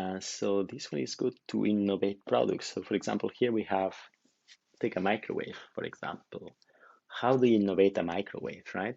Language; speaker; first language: English; non-native, fluent; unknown